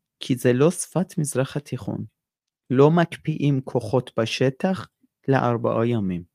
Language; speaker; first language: Hebrew; non-native, fluent; Persian